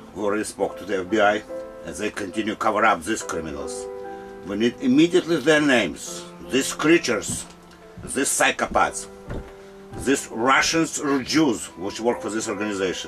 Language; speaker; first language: English; non-native, learner; Russian